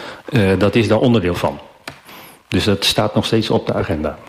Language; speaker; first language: Dutch; native; Dutch